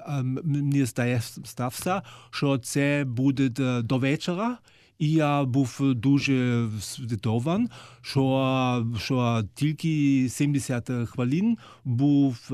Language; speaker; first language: Ukrainian; non-native, fluent; German